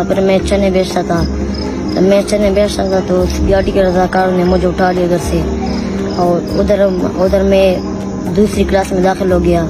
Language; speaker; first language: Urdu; non-native, local second language; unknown